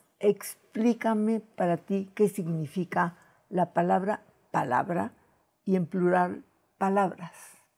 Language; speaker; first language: Spanish; native; Spanish